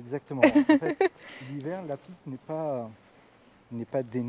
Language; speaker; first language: French; native; French